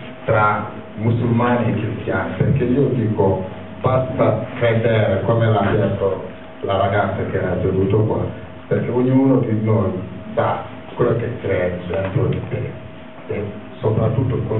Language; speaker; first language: Italian; non-native, fluent; Wolof